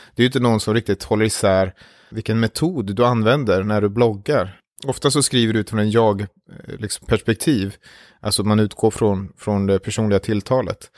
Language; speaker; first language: Swedish; native; Swedish